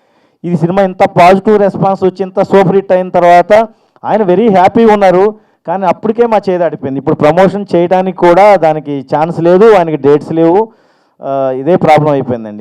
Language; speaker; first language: Telugu; native; Telugu